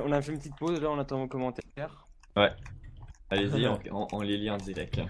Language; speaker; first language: French; native; French